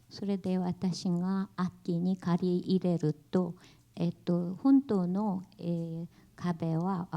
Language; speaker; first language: Japanese; non-native, learner; Korean